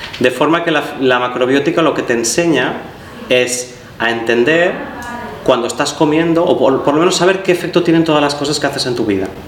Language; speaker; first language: Spanish; native; Spanish